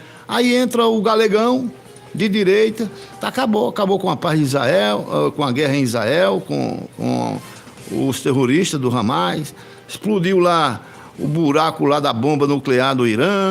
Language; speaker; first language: Portuguese; native; Portuguese